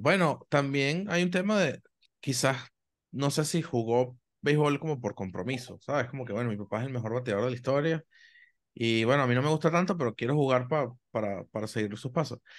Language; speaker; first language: Spanish; native; Spanish